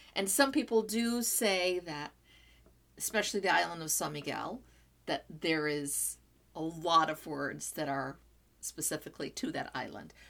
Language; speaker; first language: English; non-native, fluent; Portuguese